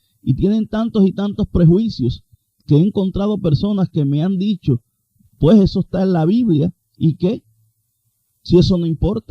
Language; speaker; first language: Spanish; native; Spanish